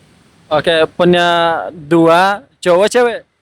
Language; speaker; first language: Indonesian; non-native, fluent; Persian